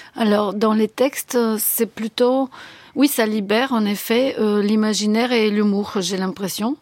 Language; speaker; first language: French; non-native, fluent; Bulgarian